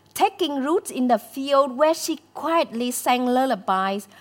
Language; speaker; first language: English; non-native, fluent; Vietnamese